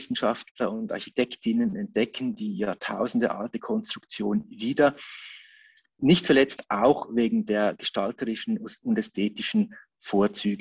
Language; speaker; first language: German; native; German